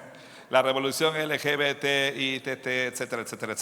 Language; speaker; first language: Spanish; non-native, fluent; English